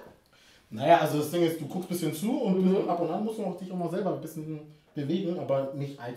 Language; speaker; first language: German; early bilingual, other home language; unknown